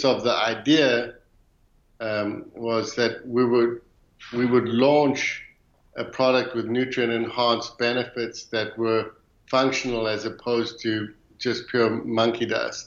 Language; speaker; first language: English; native; English